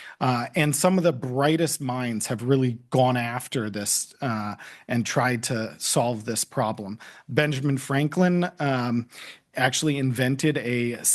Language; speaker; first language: English; native; English